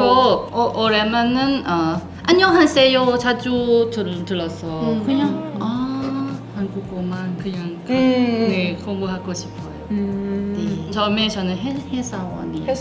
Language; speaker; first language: Korean; non-native, learner; Thai